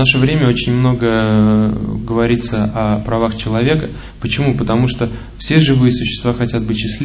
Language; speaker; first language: Russian; native; Russian